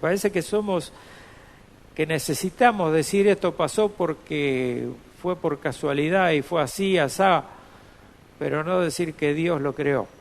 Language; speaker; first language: Spanish; native; Spanish